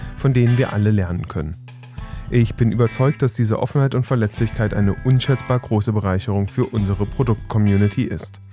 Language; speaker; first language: German; early bilingual, other home language; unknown